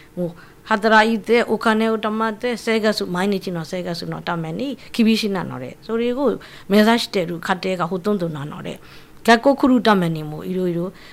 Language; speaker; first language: Japanese; non-native, fluent; Burmese